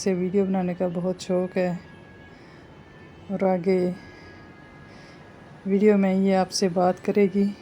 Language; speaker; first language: Hindi; native; Hindi